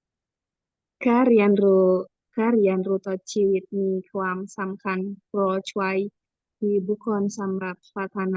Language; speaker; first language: Thai; non-native, learner; Indonesian